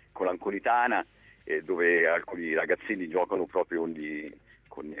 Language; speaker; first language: Italian; native; Italian